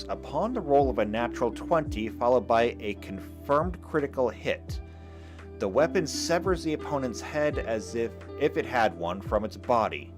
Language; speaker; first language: English; native; English